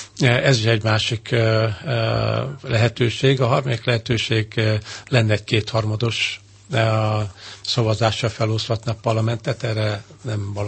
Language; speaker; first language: Hungarian; native; Hungarian